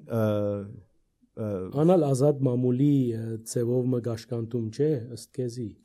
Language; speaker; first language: Armenian; early bilingual, heritage; Armenian